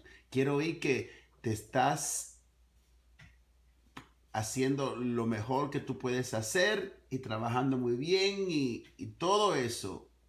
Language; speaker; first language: Spanish; early bilingual, other home language; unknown